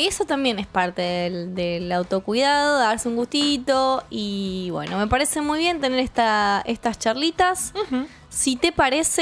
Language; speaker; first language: Spanish; native; Spanish